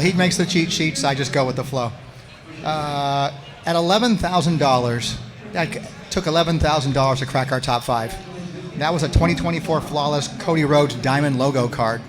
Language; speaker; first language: English; native; English